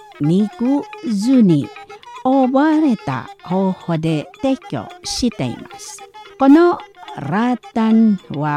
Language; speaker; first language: Japanese; non-native, fluent; Indonesian